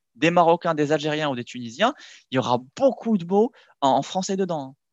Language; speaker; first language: French; non-native, local second language; Arabic